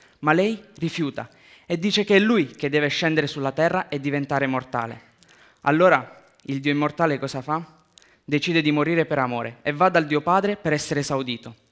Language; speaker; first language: Italian; early bilingual, other home language; Romanian